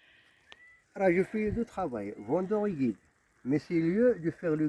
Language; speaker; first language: French; non-native, local second language; Arabic